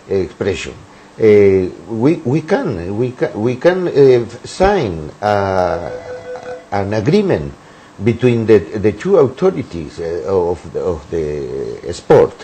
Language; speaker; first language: English; non-native, learner; Spanish